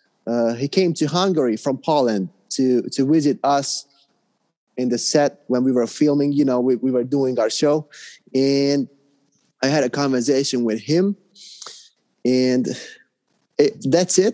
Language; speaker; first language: English; non-native, fluent; Hungarian